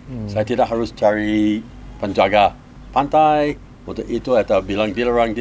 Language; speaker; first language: Indonesian; non-native, learner; English